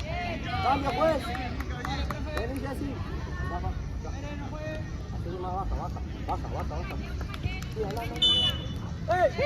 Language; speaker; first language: Spanish; native; Spanish